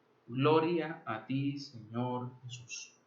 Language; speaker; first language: Spanish; native; Spanish